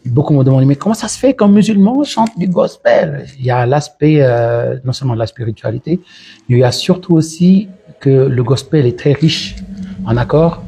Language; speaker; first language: French; non-native, local second language; Wolof